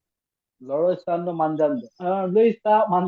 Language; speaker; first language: Italian; non-native, learner; Bangla